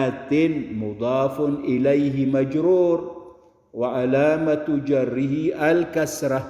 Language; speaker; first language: Arabic; non-native, fluent; Filipino